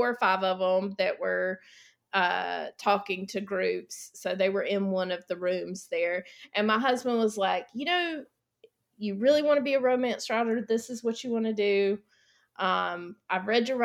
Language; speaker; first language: English; native; English